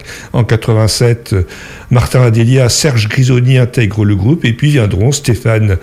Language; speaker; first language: French; native; French